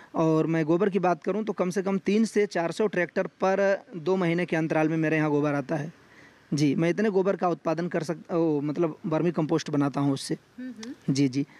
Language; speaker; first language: Hindi; native; Hindi